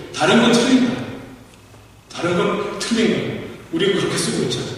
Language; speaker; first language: Korean; native; Korean